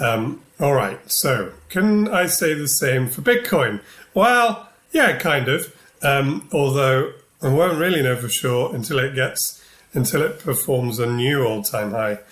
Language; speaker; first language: English; native; English